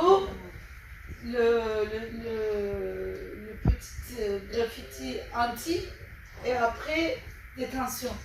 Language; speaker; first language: French; non-native, fluent; Turkish